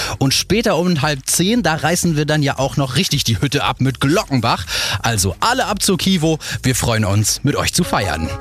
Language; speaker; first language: German; native; German